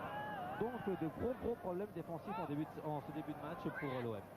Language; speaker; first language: French; native; French